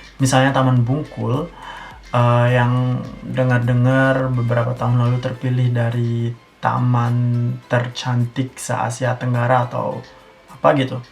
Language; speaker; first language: Indonesian; native; Indonesian